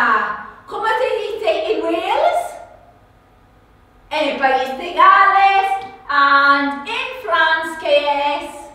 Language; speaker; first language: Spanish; non-native, learner; English